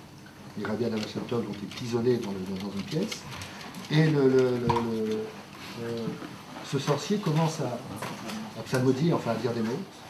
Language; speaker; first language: French; native; French